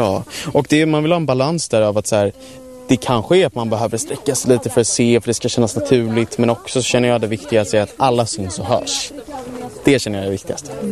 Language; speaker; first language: Swedish; native; Swedish